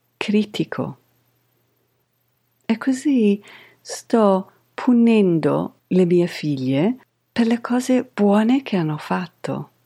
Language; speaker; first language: Italian; non-native, fluent; English